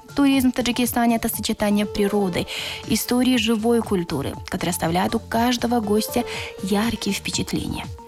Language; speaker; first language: Russian; non-native, local second language; Tajik